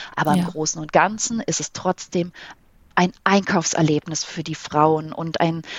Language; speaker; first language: German; native; German